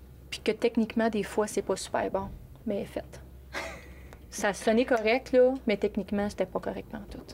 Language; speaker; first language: French; native; French